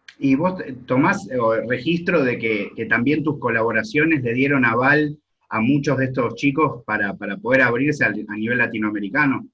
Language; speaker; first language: Spanish; native; Spanish